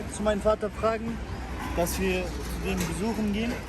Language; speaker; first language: German; early bilingual, other home language; Turkish